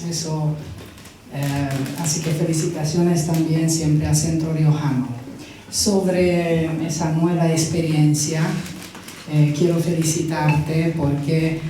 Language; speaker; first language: Spanish; non-native, fluent; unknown